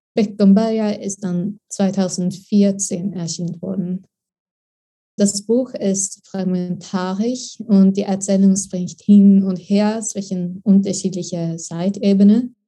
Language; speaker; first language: German; non-native, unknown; Swedish